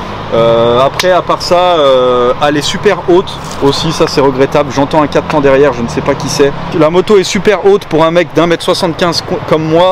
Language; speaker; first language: French; native; French